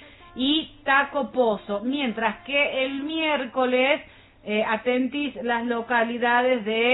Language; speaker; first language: Spanish; native; Spanish